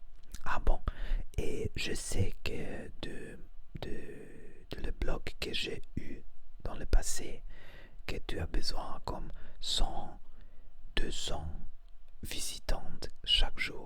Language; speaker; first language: French; non-native, learner; Spanish